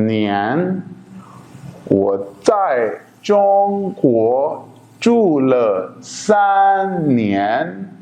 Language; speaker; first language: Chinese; non-native, fluent; Urdu